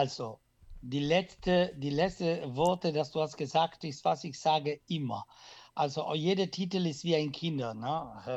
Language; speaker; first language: German; non-native, learner; Italian